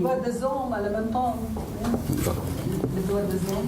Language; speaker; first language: French; non-native, learner; Arabic